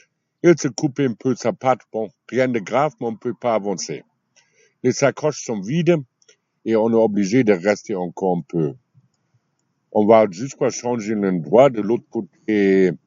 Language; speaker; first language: French; non-native, fluent; German